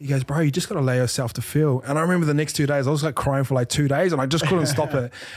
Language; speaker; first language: English; native; English